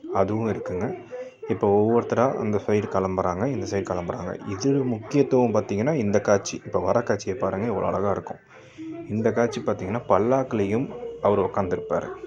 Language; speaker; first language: Tamil; native; Tamil